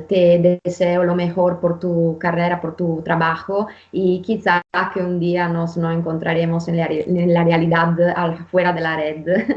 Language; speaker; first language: Spanish; non-native, fluent; Italian